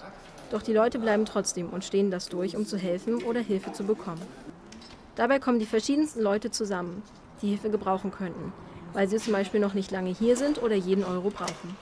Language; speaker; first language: German; native; German